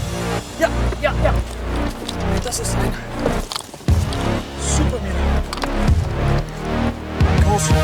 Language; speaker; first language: German; non-native, learner; Dutch